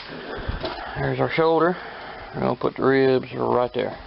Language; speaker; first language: English; native; English